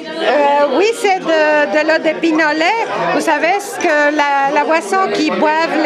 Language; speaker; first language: French; non-native, fluent; Spanish